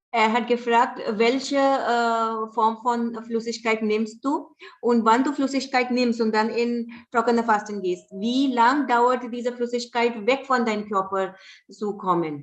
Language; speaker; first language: German; non-native, fluent; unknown